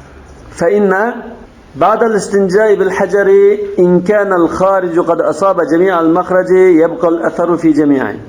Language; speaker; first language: Arabic; non-native, fluent; Uzbek